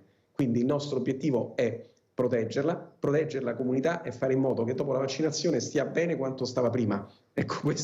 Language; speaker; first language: Italian; native; Italian